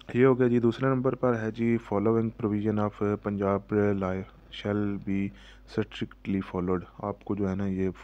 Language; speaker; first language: Urdu; native; Urdu